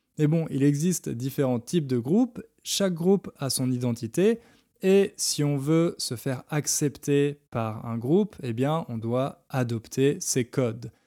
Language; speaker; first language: French; native; French